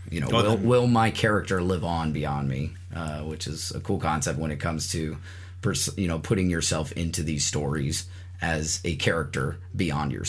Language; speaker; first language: English; native; English